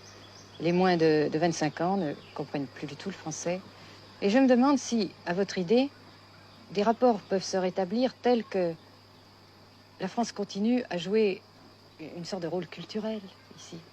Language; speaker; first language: French; native; French